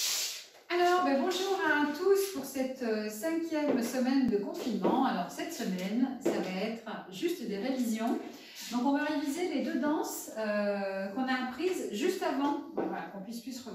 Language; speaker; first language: French; native; French